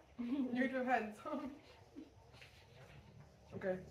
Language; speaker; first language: English; non-native, learner; Russian